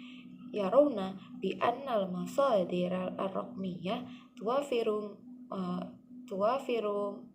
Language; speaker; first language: Arabic; non-native, learner; Indonesian